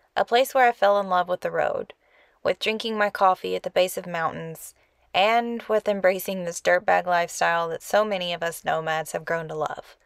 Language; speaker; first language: English; native; English